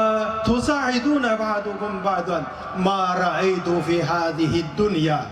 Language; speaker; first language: Arabic; non-native, fluent; Chinese